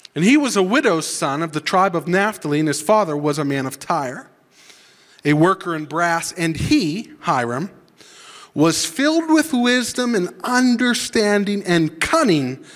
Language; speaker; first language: English; native; English